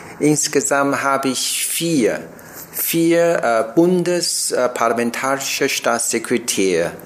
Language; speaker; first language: German; non-native, learner; Chinese